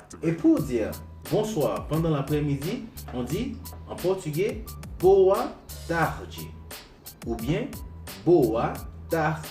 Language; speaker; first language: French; non-native, local second language; Haitian Creole